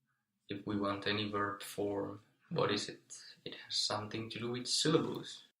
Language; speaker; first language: English; non-native, fluent; Finnish